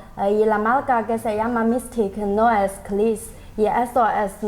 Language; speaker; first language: Spanish; non-native, learner; Chinese